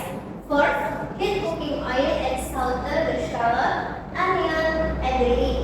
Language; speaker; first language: English; non-native, learner; Indonesian